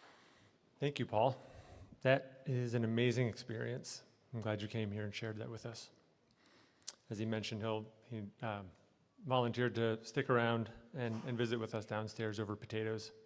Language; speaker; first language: English; native; English